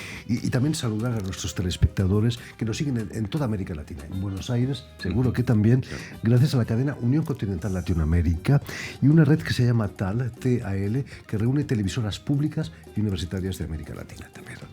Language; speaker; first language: Spanish; native; Spanish